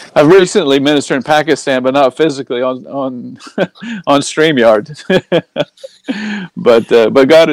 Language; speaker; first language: English; native; English